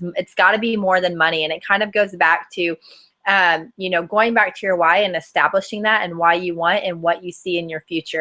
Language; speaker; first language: English; native; English